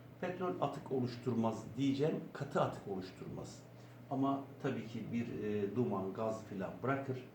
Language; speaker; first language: Turkish; native; Turkish